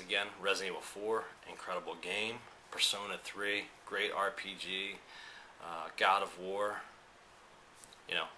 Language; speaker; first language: English; early bilingual, other home language; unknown